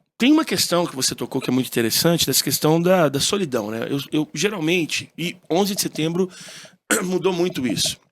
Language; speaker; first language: Portuguese; early bilingual, heritage; Portuguese